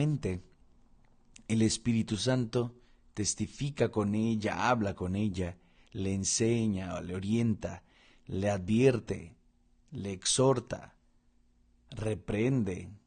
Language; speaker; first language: Spanish; non-native, fluent; Portuguese